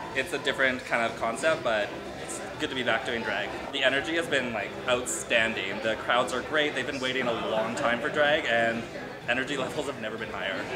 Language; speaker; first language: English; native; English